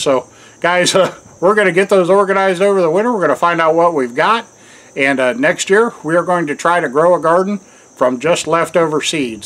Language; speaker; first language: English; native; English